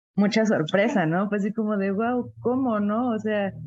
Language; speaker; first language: Spanish; native; Spanish